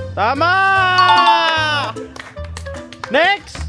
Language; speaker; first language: Filipino; native; Filipino